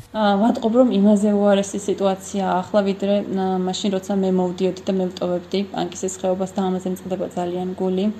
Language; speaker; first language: Georgian; non-native, local second language; Chechen